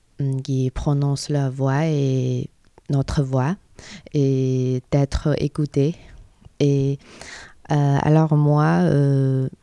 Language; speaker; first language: French; non-native, learner; Chinese